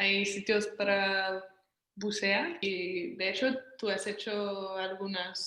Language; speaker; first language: Spanish; non-native, learner; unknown